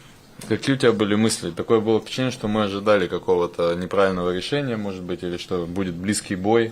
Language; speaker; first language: Russian; native; Russian